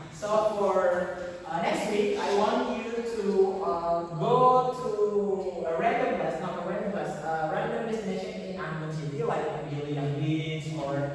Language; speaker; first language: English; non-native, learner; Indonesian